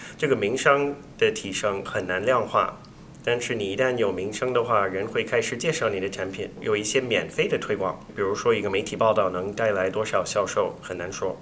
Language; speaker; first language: Chinese; non-native, fluent; English